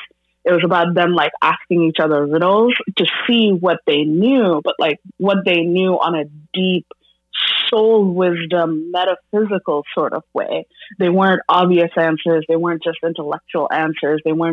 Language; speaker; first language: English; non-native, local second language; Bangla